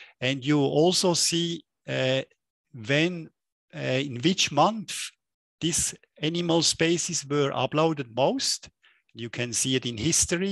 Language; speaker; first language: English; non-native, fluent; German